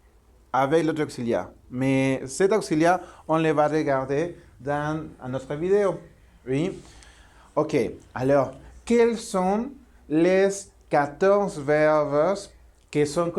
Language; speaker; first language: French; non-native, learner; Spanish